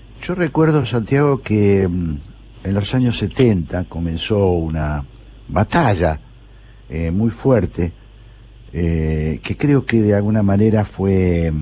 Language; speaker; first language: Spanish; native; Spanish